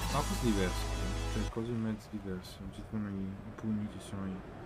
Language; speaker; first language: Italian; native; Italian